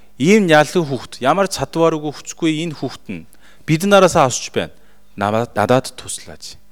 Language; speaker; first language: Mongolian; non-native, fluent; Korean